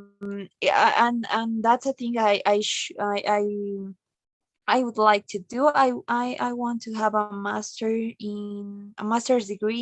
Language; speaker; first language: English; non-native, learner; Spanish